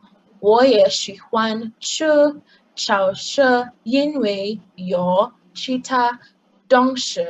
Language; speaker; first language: Chinese; non-native, learner; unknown